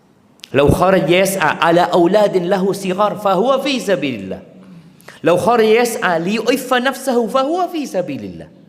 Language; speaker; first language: Arabic; non-native, fluent; Indonesian